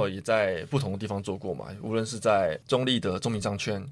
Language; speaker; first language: Chinese; native; Chinese